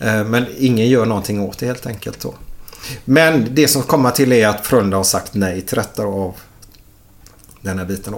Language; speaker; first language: Swedish; native; Swedish